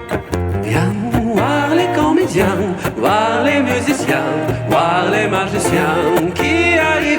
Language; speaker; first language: French; non-native, fluent; Russian